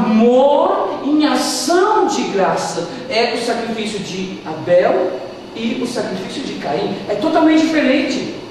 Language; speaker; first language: Portuguese; native; Portuguese